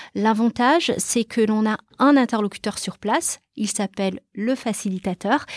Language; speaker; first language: French; early bilingual, other home language; Portuguese